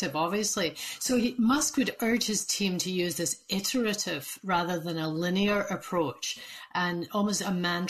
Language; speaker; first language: English; native; English